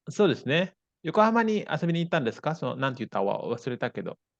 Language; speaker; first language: Japanese; non-native, fluent; Indonesian